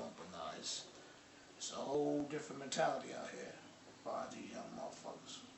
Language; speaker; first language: English; native; English